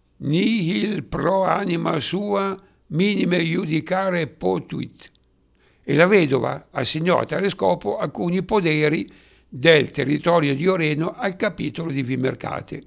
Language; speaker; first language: Italian; native; Italian